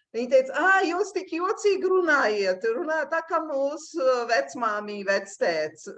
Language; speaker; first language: Latvian; early bilingual, heritage; Latvian